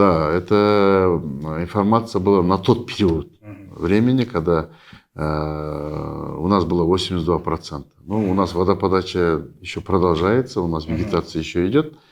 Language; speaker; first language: Russian; non-native, local second language; Kyrgyz